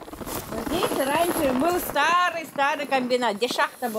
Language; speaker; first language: Russian; non-native, local second language; Korean